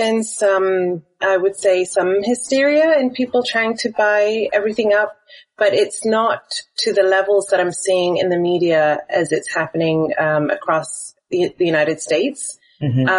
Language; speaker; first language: English; native; English